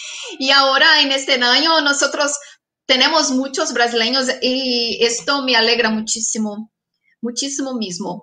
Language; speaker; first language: Spanish; non-native, fluent; Portuguese